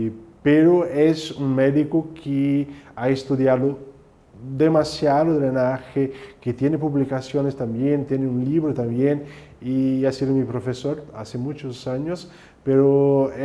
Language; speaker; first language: Spanish; non-native, fluent; Portuguese